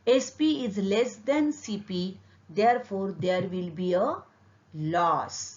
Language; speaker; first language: English; non-native, local second language; Marathi